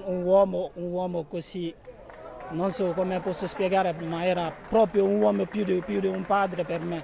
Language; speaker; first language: Italian; non-native, fluent; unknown